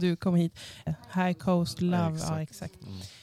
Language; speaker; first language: Swedish; native; Swedish